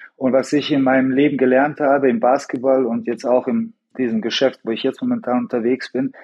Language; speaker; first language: German; early bilingual, other home language; Bosnian